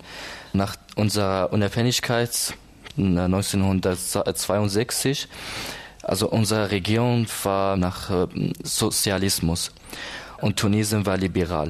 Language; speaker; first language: German; non-native, learner; Arabic